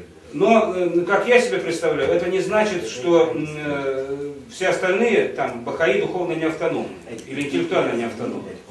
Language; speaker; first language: Russian; native; Russian